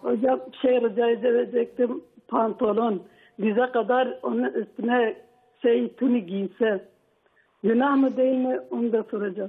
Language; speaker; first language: Turkish; non-native, local second language; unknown